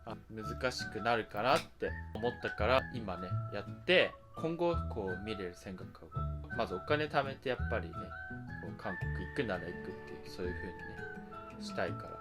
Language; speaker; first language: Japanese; native; Japanese